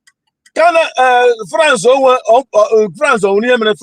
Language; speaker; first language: Igbo; early bilingual, heritage; Igbo